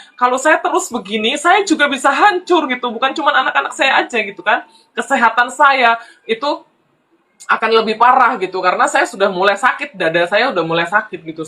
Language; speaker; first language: Indonesian; native; Indonesian